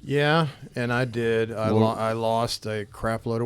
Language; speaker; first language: English; native; English